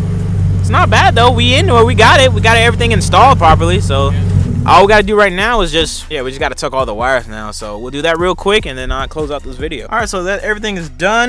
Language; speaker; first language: English; native; English